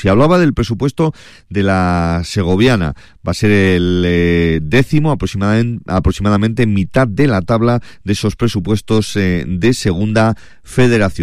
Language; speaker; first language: Spanish; native; Spanish